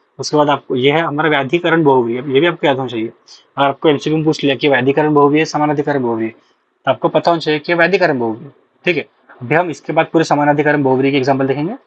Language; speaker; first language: Hindi; non-native, local second language; Marathi